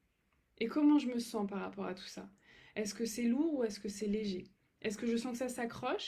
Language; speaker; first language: French; native; French